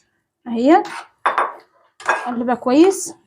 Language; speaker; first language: Arabic; native; Arabic